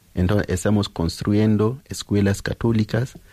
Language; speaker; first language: Spanish; non-native, fluent; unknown